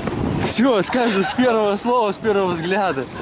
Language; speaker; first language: Russian; native; Russian